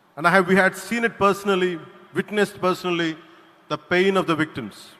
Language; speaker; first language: English; non-native, local second language; Telugu